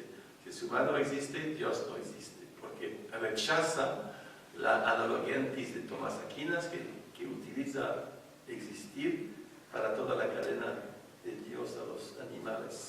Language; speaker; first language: Spanish; non-native, fluent; French